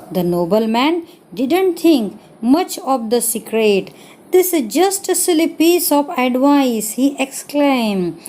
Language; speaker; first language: English; non-native, local second language; Marathi